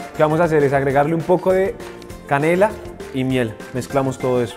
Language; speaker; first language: Spanish; native; Spanish